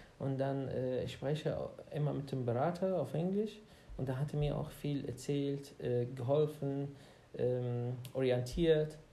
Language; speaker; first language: German; non-native, learner; Arabic